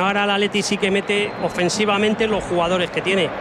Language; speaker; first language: Spanish; native; Spanish